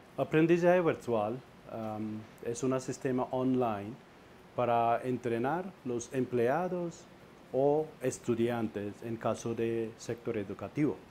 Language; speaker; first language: Spanish; non-native, learner; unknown